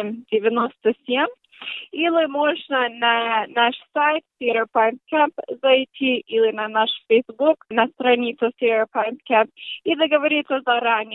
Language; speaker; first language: Russian; early bilingual, heritage; Russian